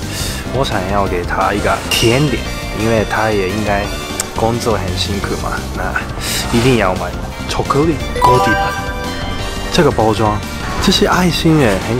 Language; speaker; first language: Chinese; non-native, learner; Japanese